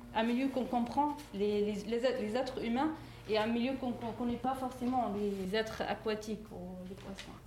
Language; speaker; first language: French; non-native, fluent; Arabic